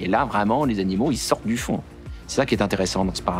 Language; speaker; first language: French; native; French